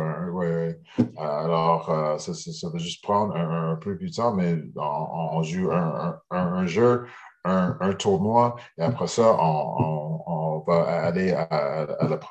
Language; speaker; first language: French; early bilingual, heritage; English